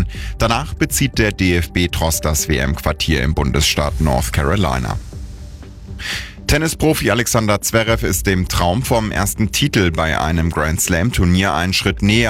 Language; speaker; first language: German; native; German